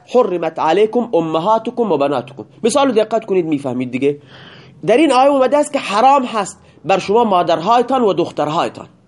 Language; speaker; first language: Persian; non-native, local second language; Baluchi